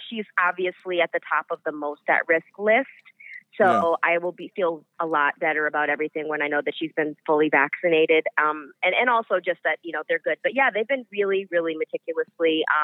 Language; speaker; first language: English; native; English